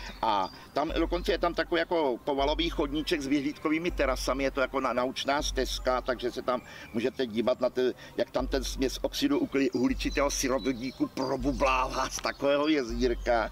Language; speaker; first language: Czech; native; Czech